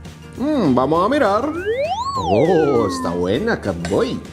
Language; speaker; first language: Spanish; native; Spanish